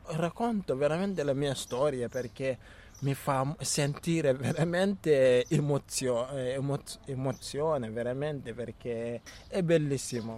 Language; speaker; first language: Italian; non-native, learner; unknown